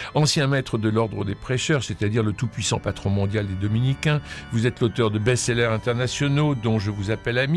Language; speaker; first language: French; native; French